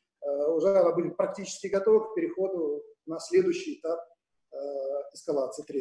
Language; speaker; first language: Russian; native; Russian